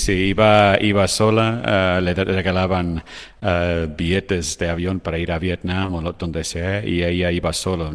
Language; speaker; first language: Spanish; non-native, fluent; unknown